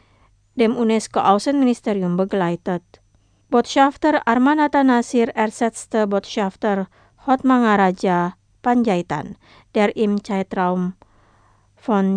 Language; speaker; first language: German; non-native, fluent; Indonesian